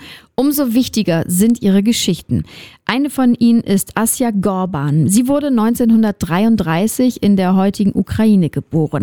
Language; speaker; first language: German; native; German